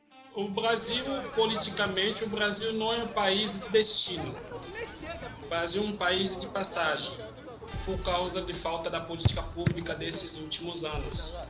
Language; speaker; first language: Portuguese; non-native, fluent; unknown